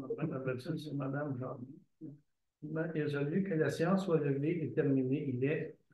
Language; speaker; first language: French; native; French